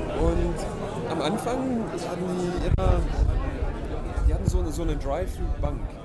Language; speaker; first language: German; non-native, fluent; English